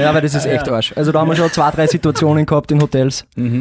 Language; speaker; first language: German; native; German